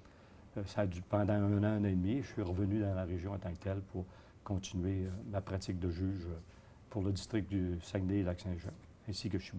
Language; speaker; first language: French; native; French